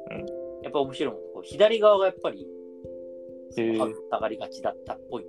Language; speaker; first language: Japanese; native; Japanese